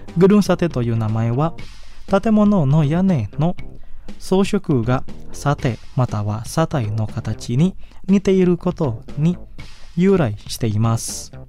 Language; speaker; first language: Japanese; non-native, fluent; Indonesian